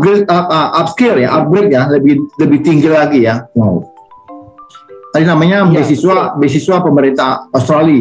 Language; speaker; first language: Indonesian; native; Indonesian